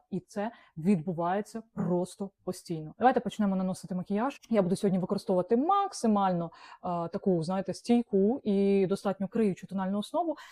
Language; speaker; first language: Ukrainian; non-native, local second language; Russian